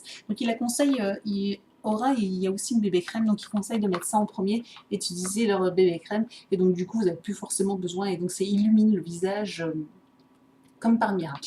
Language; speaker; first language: French; native; French